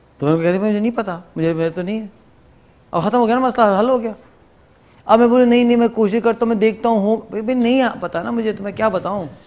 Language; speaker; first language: Urdu; native; Urdu